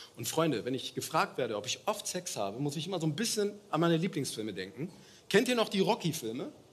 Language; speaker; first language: German; early bilingual, other home language; Turkish